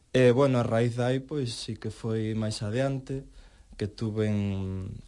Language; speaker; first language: Galician; non-native, local second language; Spanish